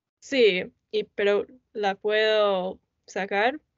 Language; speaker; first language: Spanish; non-native, learner; English